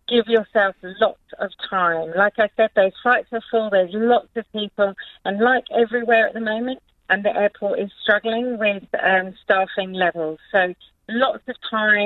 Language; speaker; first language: English; native; English